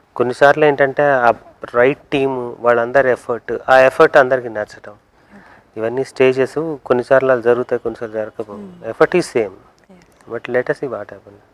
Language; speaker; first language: Telugu; native; Telugu